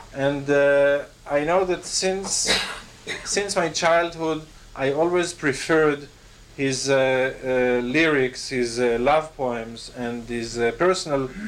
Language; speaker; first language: English; non-native, fluent; Hebrew